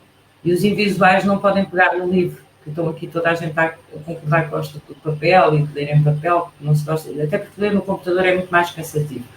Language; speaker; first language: Portuguese; native; Portuguese